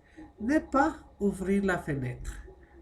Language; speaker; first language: French; non-native, fluent; Spanish